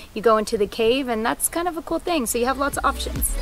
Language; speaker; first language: English; native; English